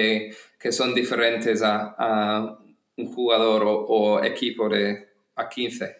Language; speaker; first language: Spanish; non-native, fluent; English